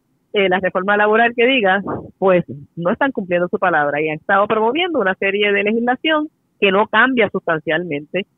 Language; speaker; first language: Spanish; native; Spanish